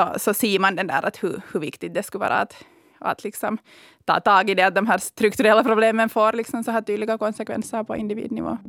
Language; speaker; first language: Swedish; native; Swedish